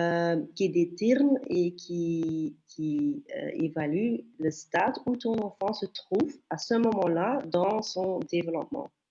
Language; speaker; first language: French; non-native, local second language; Dutch